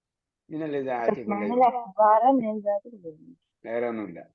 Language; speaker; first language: Arabic; non-native, fluent; Malayalam